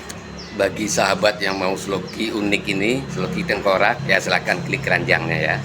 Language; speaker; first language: Indonesian; native; Indonesian